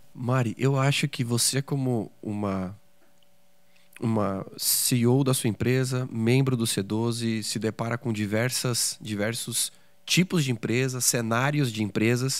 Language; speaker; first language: Portuguese; native; Portuguese